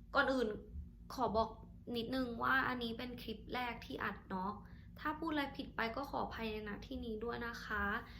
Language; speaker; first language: Thai; native; Thai